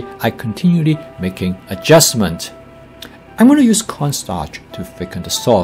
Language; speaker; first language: English; non-native, fluent; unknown